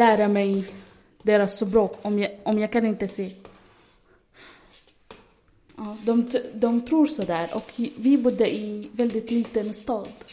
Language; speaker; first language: Swedish; non-native, fluent; Arabic